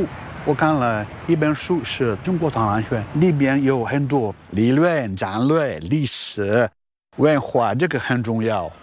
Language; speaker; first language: Chinese; non-native, learner; Italian